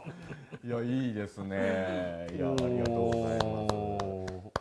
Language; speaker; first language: Japanese; native; Japanese